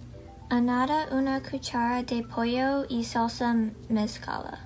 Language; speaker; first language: Spanish; non-native, learner; English